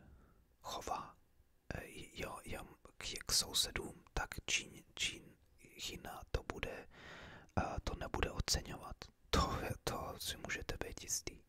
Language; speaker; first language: Czech; early bilingual, heritage; English